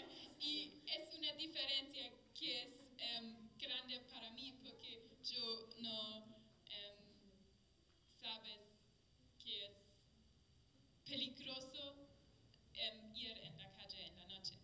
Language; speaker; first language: Spanish; non-native, learner; German